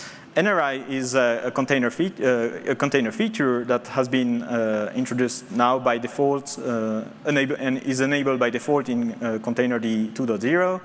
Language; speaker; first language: English; non-native, fluent; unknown